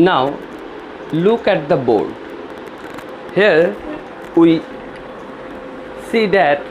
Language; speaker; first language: English; non-native, local second language; Bangla